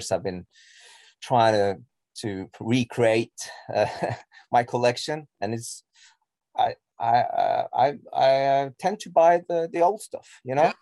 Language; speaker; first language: English; non-native, fluent; Norwegian